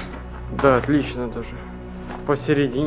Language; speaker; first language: Russian; native; Russian